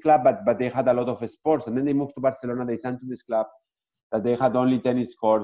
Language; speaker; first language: English; non-native, fluent; Spanish